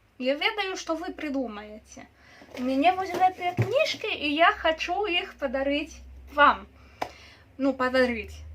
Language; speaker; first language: Belarusian; non-native, local second language; Russian